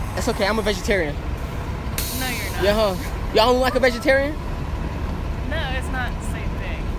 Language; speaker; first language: English; native; English